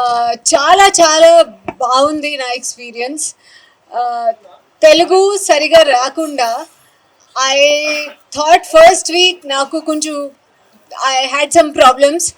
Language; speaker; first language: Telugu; non-native, learner; Hindi